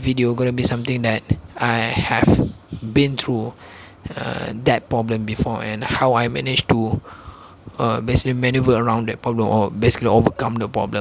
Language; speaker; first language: English; non-native, local second language; Malay